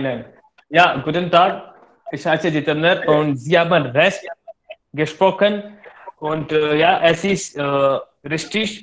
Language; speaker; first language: German; non-native, learner; Hindi